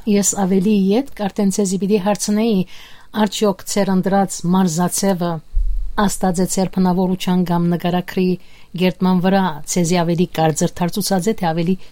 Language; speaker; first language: Armenian; native; Armenian